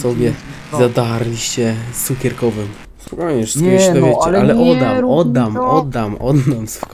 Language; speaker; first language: Polish; native; Polish